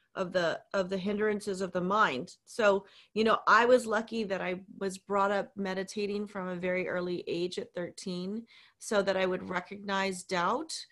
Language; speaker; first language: English; native; English